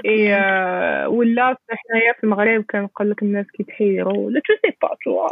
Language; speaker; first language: French; non-native, local second language; Arabic